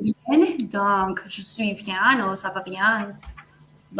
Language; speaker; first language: French; non-native, fluent; Spanish